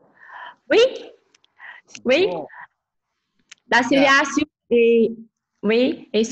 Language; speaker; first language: French; non-native, fluent; Chinese